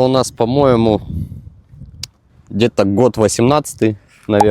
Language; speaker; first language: Russian; native; Russian